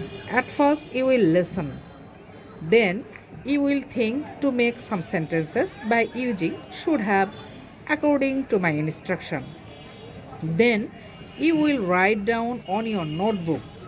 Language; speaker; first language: English; non-native, local second language; Bangla